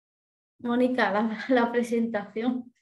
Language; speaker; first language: Spanish; native; Spanish